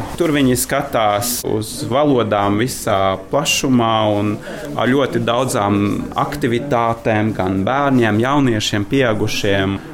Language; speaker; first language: Latvian; non-native, fluent; Norwegian